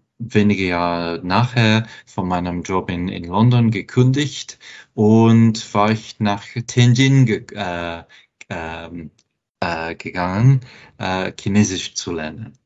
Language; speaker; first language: German; non-native, fluent; English